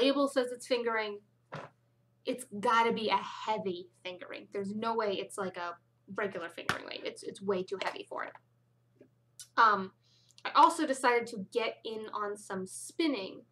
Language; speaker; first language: English; native; English